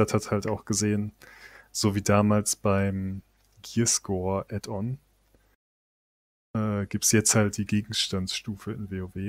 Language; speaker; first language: German; native; German